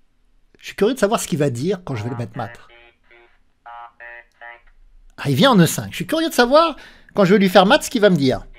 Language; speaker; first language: French; native; French